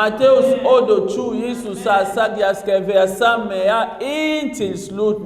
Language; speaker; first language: Danish; non-native, fluent; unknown